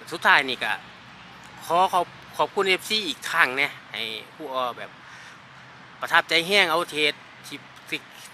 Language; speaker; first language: Thai; native; Thai